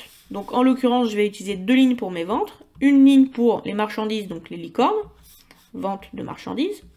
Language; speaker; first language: French; native; French